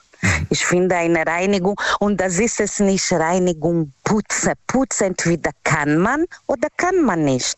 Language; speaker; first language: German; non-native, learner; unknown